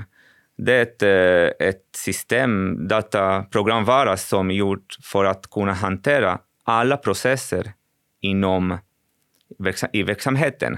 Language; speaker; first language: Swedish; non-native, fluent; Spanish